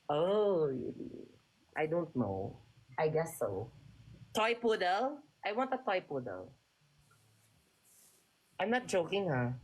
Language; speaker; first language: English; non-native, local second language; Filipino